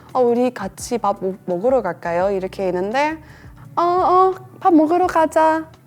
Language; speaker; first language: Korean; non-native, fluent; English